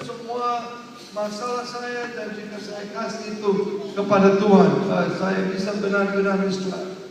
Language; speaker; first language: Indonesian; non-native, learner; English